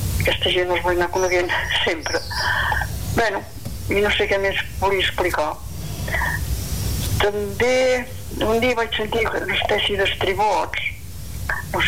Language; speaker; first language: Catalan; native; Catalan